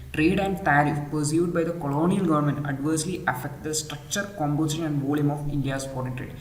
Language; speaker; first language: English; non-native, local second language; Malayalam